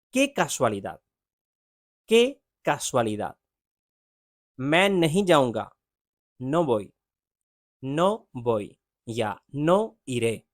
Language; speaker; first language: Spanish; non-native, fluent; Urdu